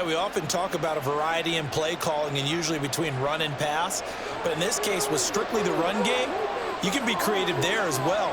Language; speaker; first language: English; native; English